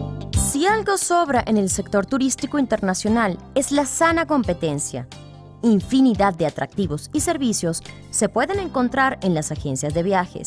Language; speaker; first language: Spanish; native; Spanish